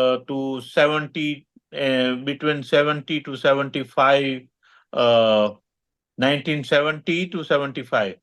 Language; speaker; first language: English; non-native, learner; Gujarati